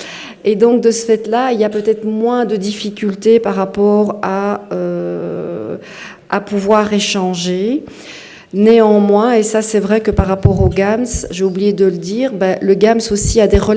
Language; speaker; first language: French; native; French